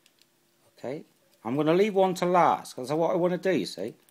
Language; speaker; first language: English; native; English